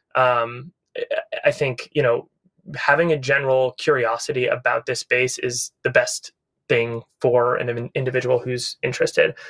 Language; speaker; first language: English; native; English